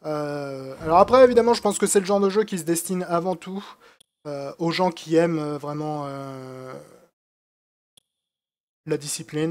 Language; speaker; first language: French; native; French